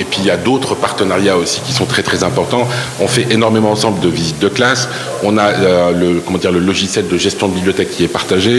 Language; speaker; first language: French; non-native, local second language; Arabic